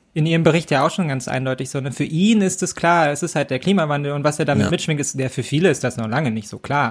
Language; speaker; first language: German; native; German